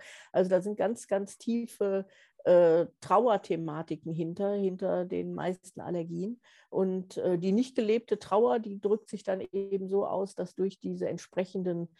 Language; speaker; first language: German; native; German